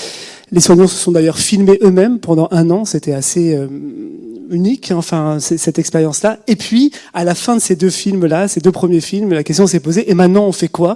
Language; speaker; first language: French; native; French